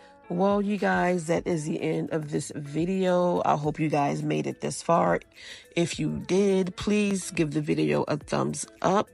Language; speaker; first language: English; native; English